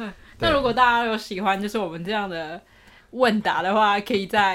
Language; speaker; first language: Chinese; native; Chinese